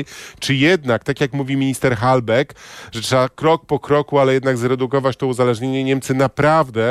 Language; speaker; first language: Polish; native; Polish